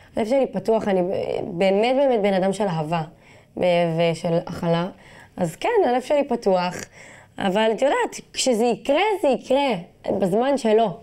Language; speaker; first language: Hebrew; non-native, local second language; Arabic